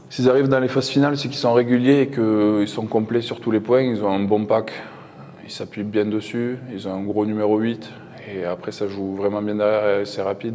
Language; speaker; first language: French; native; French